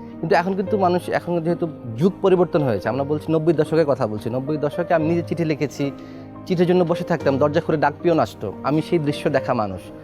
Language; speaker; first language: Bangla; native; Bangla